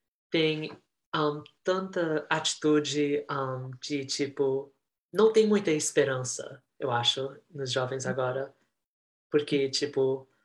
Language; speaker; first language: Portuguese; early bilingual, heritage; Portuguese